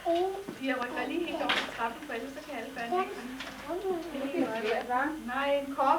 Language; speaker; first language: Danish; native; Danish